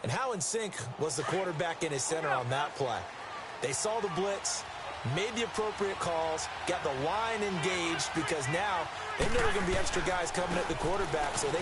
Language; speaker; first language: English; native; English